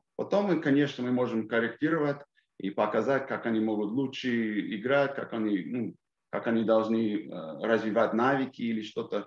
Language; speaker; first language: Russian; non-native, fluent; English